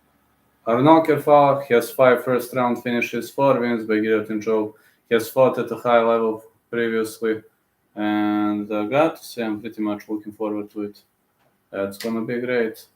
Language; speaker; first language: English; non-native, fluent; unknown